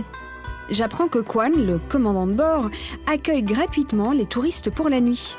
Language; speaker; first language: French; native; French